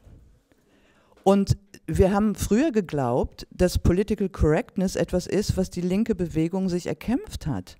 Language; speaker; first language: German; native; German